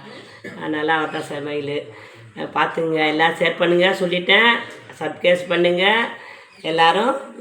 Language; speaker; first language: Tamil; native; Tamil